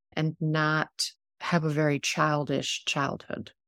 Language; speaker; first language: English; non-native, fluent; German